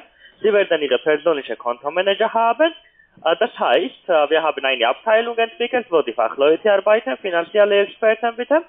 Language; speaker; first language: German; non-native, learner; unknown